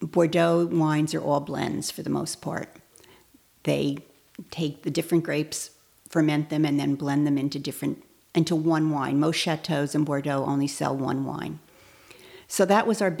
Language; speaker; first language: English; native; English